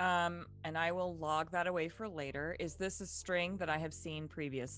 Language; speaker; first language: English; native; English